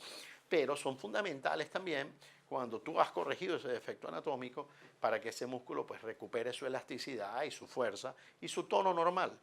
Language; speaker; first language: Spanish; native; Spanish